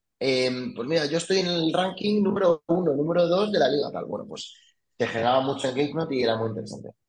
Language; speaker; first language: Spanish; early bilingual, other home language; French